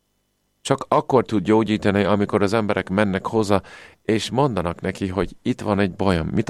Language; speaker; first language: Hungarian; non-native, fluent; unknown